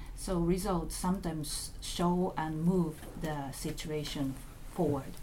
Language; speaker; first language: English; non-native, learner; Japanese